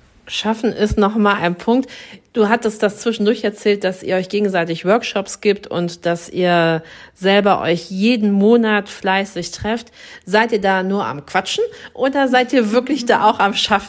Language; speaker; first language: German; native; German